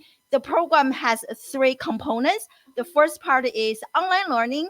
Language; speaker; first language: English; non-native, fluent; Chinese